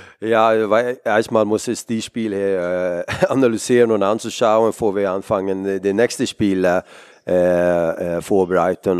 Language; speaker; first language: German; non-native, fluent; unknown